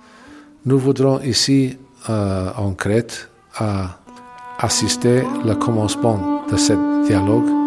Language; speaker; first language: French; non-native, learner; English